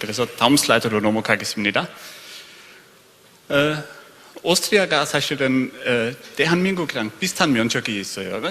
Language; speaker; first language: Korean; non-native, fluent; German